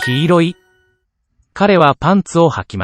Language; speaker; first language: Japanese; non-native, learner; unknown